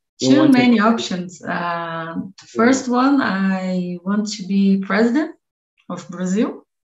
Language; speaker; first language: English; non-native, learner; Portuguese